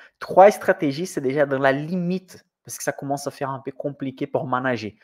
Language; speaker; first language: French; non-native, fluent; Portuguese